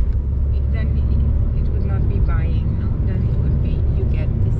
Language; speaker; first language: English; non-native, learner; Swiss German